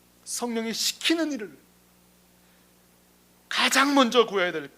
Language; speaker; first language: Korean; native; Korean